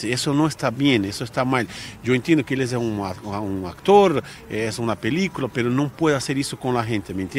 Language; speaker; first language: Spanish; non-native, fluent; Portuguese